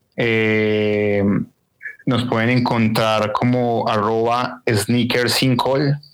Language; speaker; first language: Spanish; native; Spanish